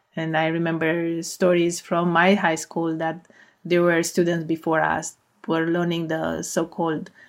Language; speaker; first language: English; non-native, fluent; Romanian